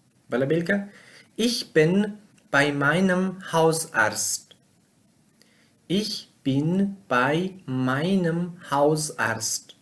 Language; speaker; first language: German; non-native, learner; Pashto